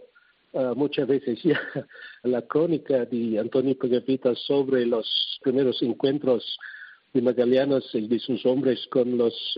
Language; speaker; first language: Spanish; non-native, fluent; Cebuano